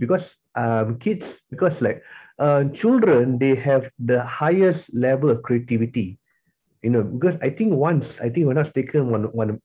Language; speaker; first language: English; non-native, local second language; Tamil